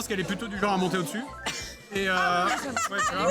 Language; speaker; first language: French; native; French